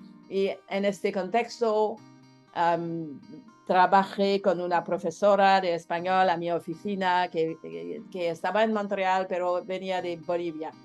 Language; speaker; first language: Spanish; non-native, learner; French